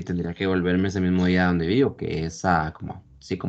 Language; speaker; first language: Spanish; native; Spanish